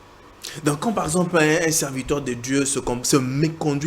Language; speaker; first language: French; non-native, local second language; Lingala